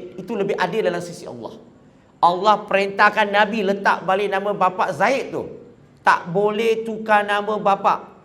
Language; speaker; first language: Malay; non-native, local second language; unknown